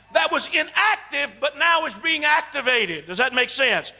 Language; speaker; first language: English; native; English